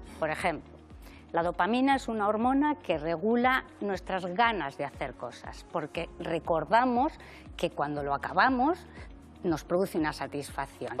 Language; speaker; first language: Spanish; native; Spanish